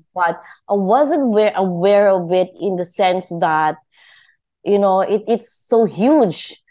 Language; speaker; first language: English; non-native, local second language; Filipino